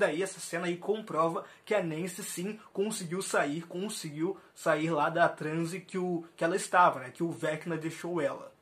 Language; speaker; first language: Portuguese; native; Portuguese